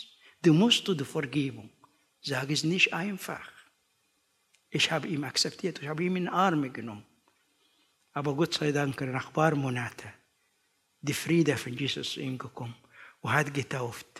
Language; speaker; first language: German; non-native, learner; Arabic